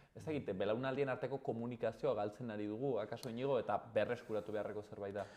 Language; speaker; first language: Basque; native; Basque